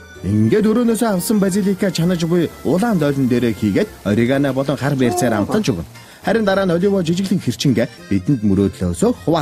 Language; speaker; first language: Mongolian; native; Mongolian